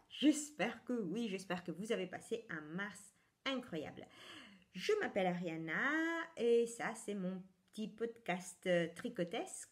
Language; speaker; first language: French; non-native, fluent; Italian